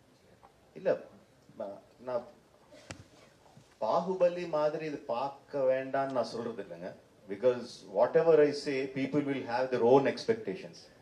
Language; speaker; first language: Tamil; non-native, fluent; Telugu